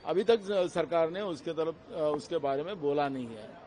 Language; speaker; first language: Hindi; non-native, local second language; Marathi